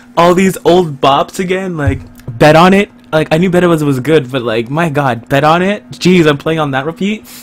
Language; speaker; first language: English; native; English